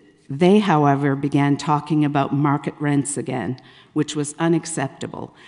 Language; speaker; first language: English; native; English